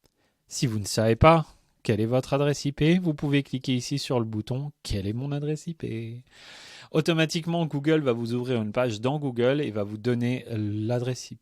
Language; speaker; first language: French; native; French